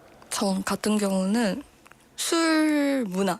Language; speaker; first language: Korean; non-native, fluent; Indonesian